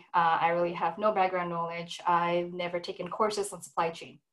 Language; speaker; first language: English; non-native, fluent; Indonesian